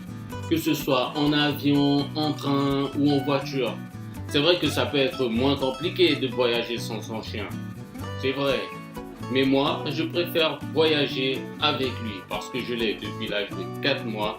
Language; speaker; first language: French; non-native, fluent; Japanese